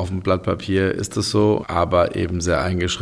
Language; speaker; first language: German; native; German